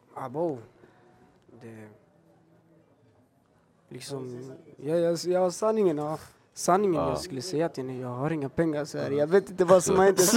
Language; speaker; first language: Swedish; early bilingual, other home language; Albanian